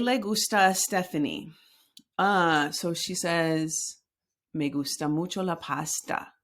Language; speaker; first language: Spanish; non-native, fluent; English